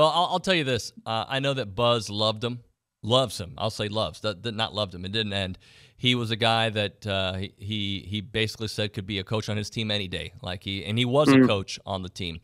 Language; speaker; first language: English; native; English